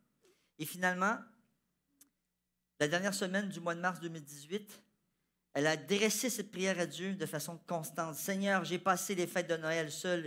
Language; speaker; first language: French; native; French